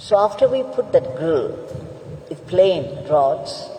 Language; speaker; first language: English; non-native, local second language; Tamil